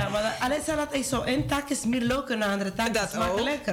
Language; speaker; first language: Dutch; non-native, learner; Spanish